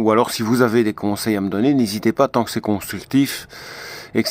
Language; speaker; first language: French; native; French